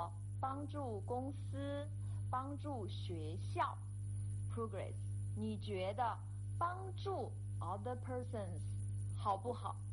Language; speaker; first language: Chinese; non-native, learner; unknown